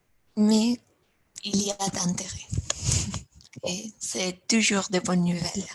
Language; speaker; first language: French; non-native, fluent; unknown